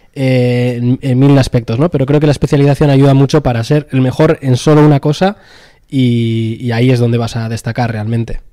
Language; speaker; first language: Spanish; native; Spanish